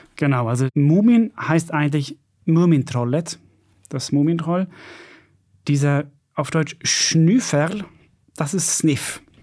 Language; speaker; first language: German; non-native, fluent; Swedish